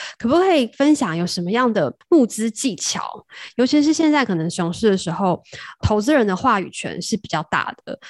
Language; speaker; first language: Chinese; native; Chinese